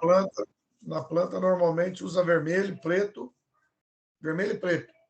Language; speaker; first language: Portuguese; native; Portuguese